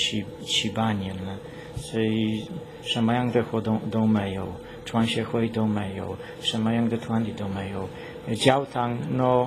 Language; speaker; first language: Chinese; non-native, learner; Polish